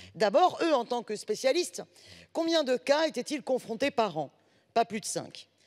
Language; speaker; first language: French; native; French